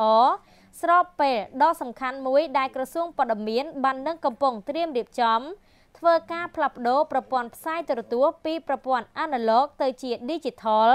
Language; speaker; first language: Khmer; native; Khmer